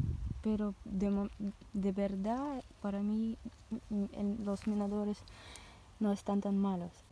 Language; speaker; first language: Spanish; non-native, learner; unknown